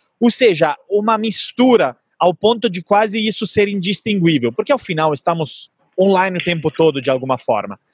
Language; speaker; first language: Portuguese; non-native, fluent; Italian